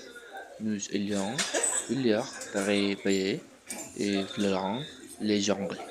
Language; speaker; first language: French; non-native, learner; Spanish